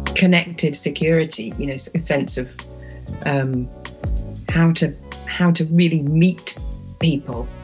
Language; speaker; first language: English; native; English